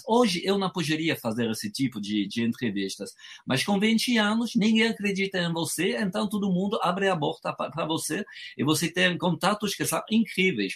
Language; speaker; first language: Portuguese; non-native, fluent; French